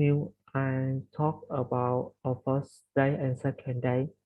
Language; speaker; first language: English; non-native, learner; Vietnamese